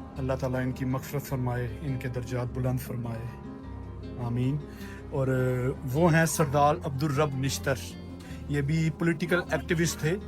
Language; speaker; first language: Urdu; native; Urdu